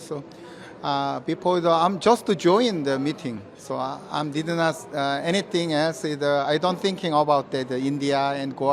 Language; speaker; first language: English; non-native, learner; Korean